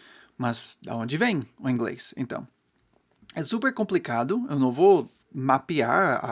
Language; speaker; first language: Portuguese; non-native, fluent; English